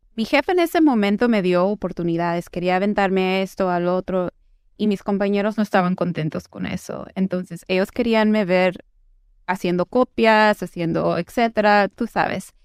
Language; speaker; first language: Spanish; early bilingual, heritage; Spanish